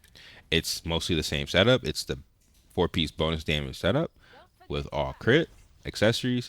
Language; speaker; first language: English; native; English